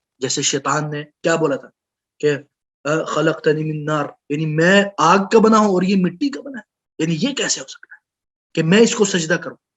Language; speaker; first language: Urdu; non-native, local second language; Pashto